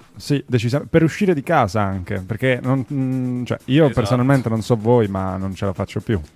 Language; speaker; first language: Italian; native; Italian